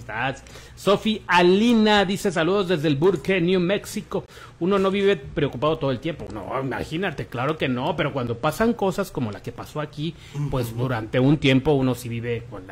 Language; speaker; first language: Spanish; native; Spanish